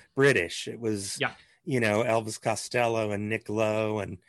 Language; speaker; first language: English; native; English